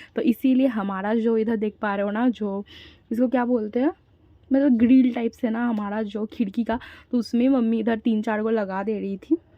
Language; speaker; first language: Hindi; non-native, local second language; Bangla